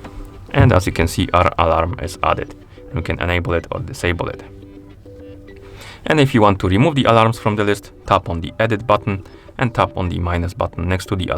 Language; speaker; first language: English; non-native, fluent; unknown